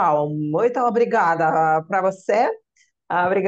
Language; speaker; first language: Portuguese; non-native, learner; Russian